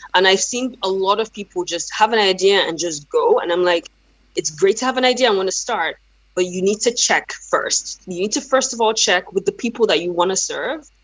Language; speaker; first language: English; non-native, local second language; Yoruba